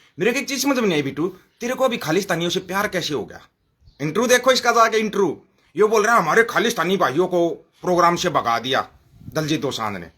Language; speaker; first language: Hindi; native; Hindi